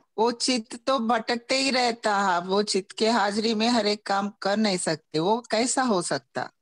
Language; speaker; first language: Hindi; non-native, local second language; Gujarati